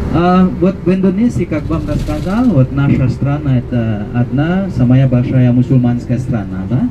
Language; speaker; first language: Russian; non-native, fluent; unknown